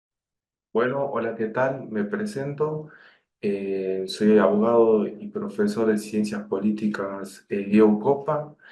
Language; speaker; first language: Spanish; native; Spanish